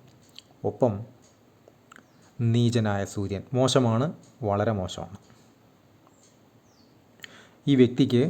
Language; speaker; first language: Malayalam; native; Malayalam